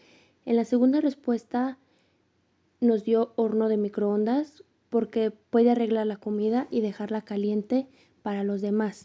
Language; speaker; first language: Spanish; native; Spanish